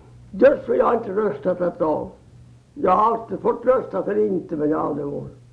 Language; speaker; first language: Swedish; early bilingual, heritage; Swedish